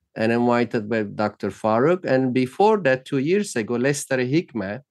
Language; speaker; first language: English; non-native, fluent; Turkish